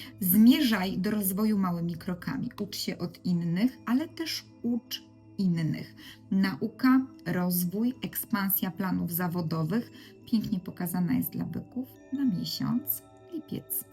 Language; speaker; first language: Polish; native; Polish